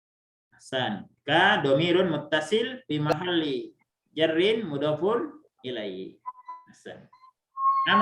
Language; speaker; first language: Arabic; non-native, fluent; Indonesian